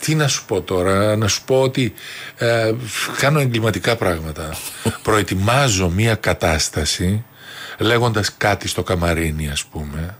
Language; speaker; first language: Greek; native; Greek